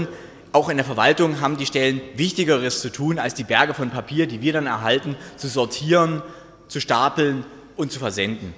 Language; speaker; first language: German; native; German